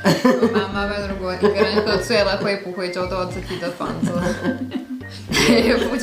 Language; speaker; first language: Chinese; non-native, fluent; Slovak